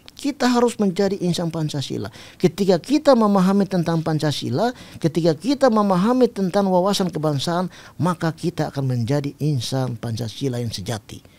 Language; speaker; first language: Indonesian; non-native, local second language; Tetum